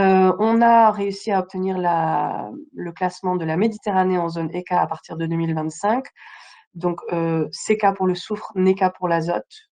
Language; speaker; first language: French; native; French